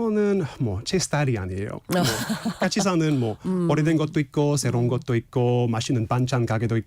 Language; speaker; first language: Korean; non-native, fluent; English